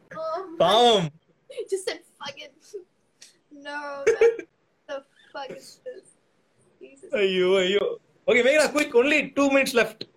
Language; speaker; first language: English; non-native, local second language; Tamil